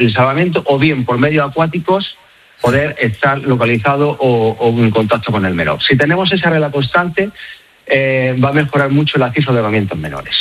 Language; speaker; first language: Spanish; native; Spanish